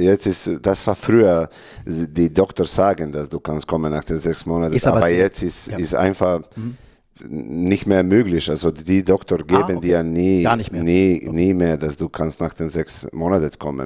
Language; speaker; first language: German; non-native, learner; Serbian